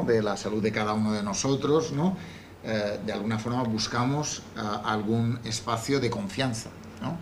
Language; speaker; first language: Spanish; native; Spanish